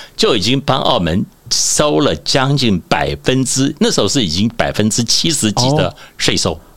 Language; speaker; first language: Chinese; native; Chinese